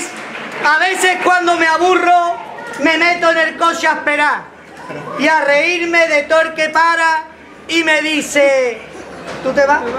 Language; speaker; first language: Spanish; native; Spanish